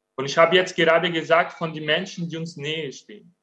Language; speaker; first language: German; non-native, fluent; Portuguese